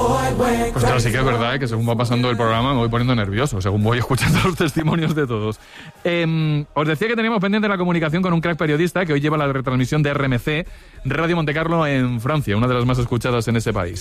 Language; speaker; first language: Spanish; native; Spanish